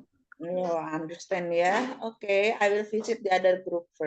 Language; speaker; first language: English; non-native, fluent; Indonesian